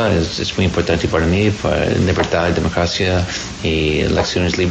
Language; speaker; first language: Spanish; non-native, learner; English